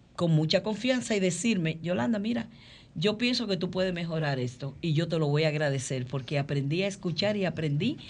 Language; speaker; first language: Spanish; early bilingual, heritage; Spanish